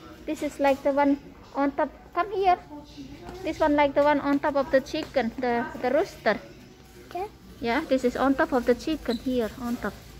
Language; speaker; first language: English; non-native, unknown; Indonesian